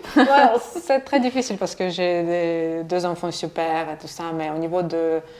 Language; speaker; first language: French; non-native, fluent; Russian